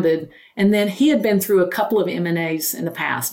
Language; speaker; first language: English; native; English